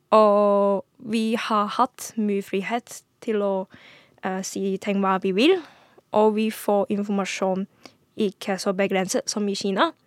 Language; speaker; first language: Norwegian; non-native, fluent; Cantonese